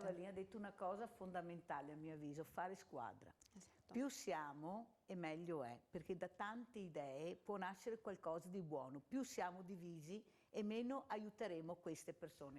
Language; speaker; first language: Italian; native; Italian